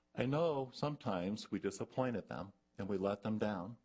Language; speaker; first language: English; native; English